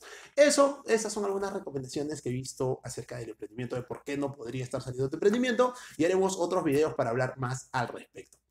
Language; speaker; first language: Spanish; native; Spanish